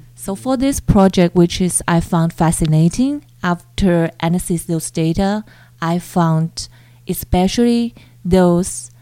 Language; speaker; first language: English; non-native, fluent; Chinese